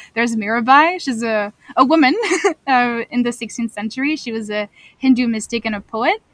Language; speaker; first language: English; non-native, fluent; French